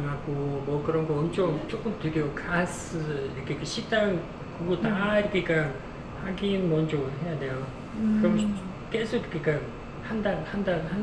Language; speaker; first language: Korean; non-native, learner; Portuguese